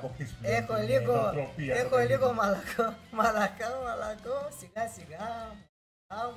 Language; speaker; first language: Greek; non-native, learner; Russian